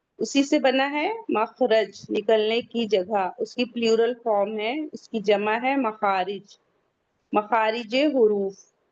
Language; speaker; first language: Urdu; native; Urdu